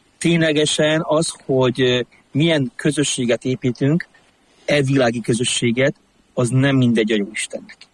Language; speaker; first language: Hungarian; native; Hungarian